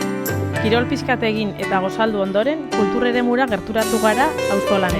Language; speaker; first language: Basque; native; Basque